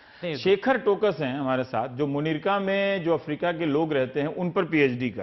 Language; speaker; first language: Hindi; native; Hindi